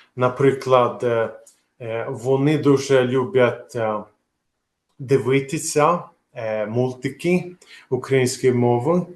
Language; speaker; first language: Ukrainian; non-native, learner; Swedish